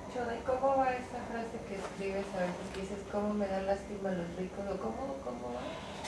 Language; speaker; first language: Spanish; native; Spanish